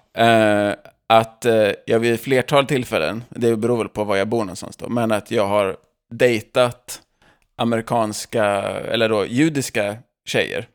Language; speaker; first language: Swedish; native; Swedish